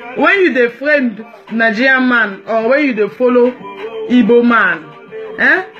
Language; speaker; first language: English; non-native, local second language; French